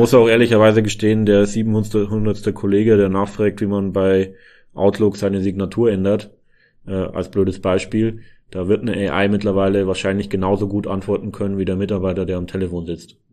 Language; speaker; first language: German; native; German